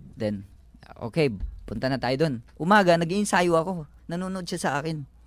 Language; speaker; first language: Filipino; native; Filipino